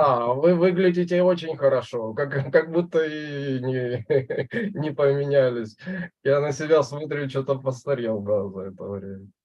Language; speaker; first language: Russian; non-native, local second language; Ukrainian